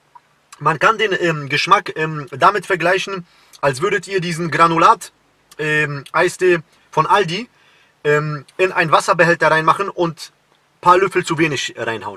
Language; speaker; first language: German; native; German